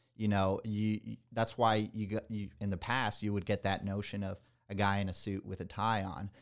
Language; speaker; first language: English; early bilingual, other home language; Spanish